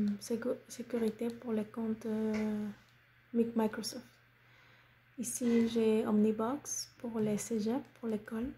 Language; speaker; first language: French; non-native, fluent; Spanish